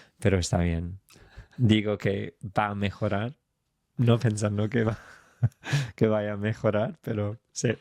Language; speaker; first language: Spanish; non-native, fluent; English